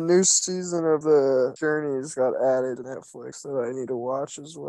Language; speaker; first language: English; native; English